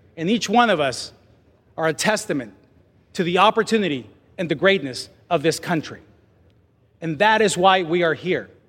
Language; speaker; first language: English; non-native, fluent; Spanish